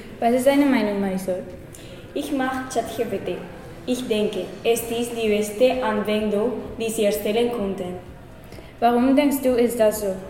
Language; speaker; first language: German; non-native, learner; Spanish